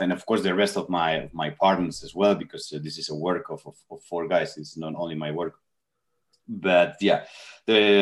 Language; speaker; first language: English; non-native, fluent; Spanish